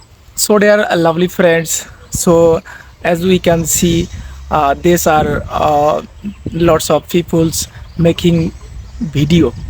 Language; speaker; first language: English; non-native, learner; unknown